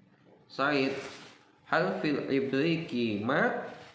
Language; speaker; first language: Arabic; non-native, fluent; Indonesian